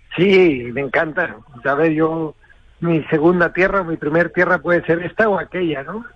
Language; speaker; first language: Spanish; native; Spanish